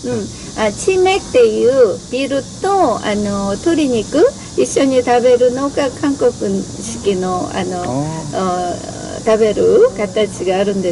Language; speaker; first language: Japanese; non-native, fluent; Korean